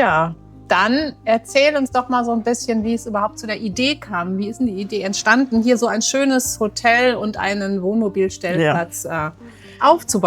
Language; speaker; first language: German; native; German